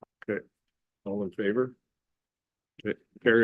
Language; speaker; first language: English; native; English